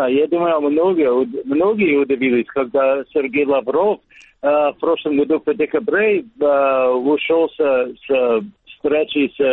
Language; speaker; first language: Russian; non-native, learner; English